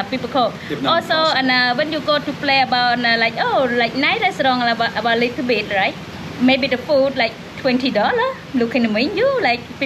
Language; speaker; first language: English; non-native, learner; Khmer